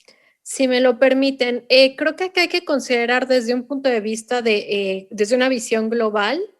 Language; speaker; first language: Spanish; native; Spanish